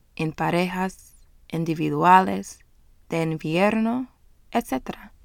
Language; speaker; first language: Spanish; non-native, fluent; English